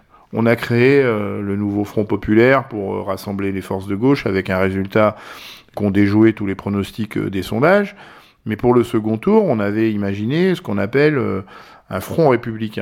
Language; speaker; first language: French; native; French